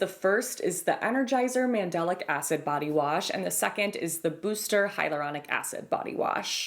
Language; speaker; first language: English; native; English